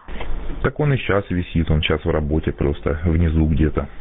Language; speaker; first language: Russian; native; Russian